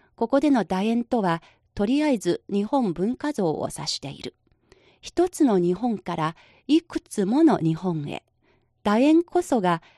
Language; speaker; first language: Japanese; non-native, fluent; Chinese